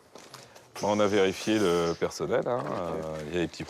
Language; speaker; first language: French; native; French